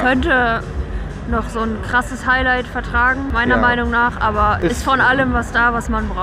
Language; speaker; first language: German; native; German